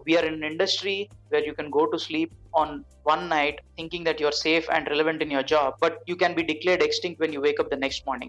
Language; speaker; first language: English; non-native, local second language; Telugu